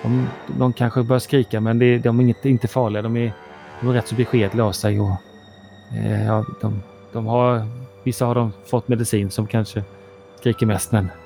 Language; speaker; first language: Swedish; native; Swedish